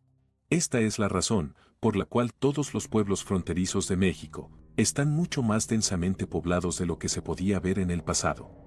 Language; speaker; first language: Spanish; native; Spanish